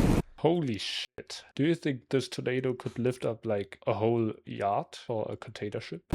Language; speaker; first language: English; non-native, fluent; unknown